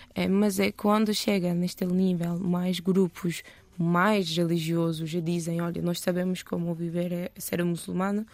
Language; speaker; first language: Portuguese; non-native, learner; Turkish